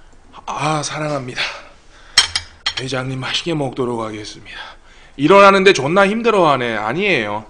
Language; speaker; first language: Korean; native; Korean